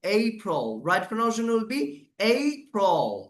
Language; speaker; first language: English; non-native, fluent; Bangla